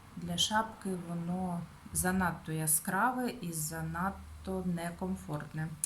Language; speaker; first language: Ukrainian; non-native, local second language; Russian